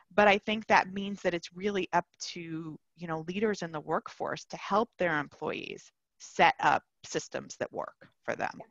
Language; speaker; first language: English; native; English